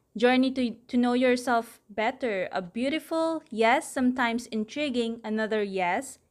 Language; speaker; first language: English; non-native, local second language; Filipino